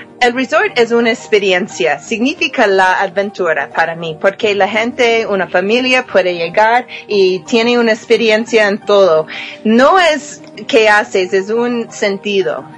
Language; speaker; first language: Spanish; non-native, fluent; English